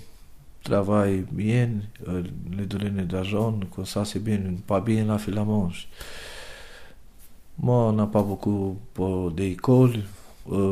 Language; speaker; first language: French; non-native, learner; Romanian